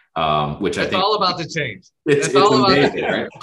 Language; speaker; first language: English; native; English